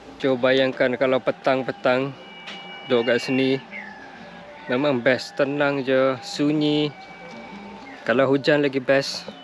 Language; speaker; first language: Malay; non-native, fluent; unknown